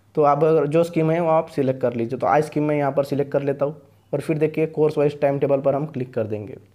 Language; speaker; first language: Hindi; non-native, local second language; Marathi